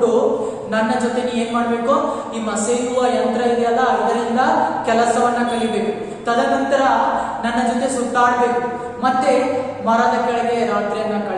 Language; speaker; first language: Kannada; native; Kannada